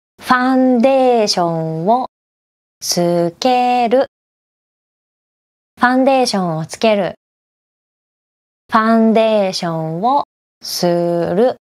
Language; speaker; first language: Japanese; native; Japanese